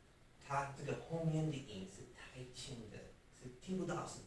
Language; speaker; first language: Chinese; non-native, learner; English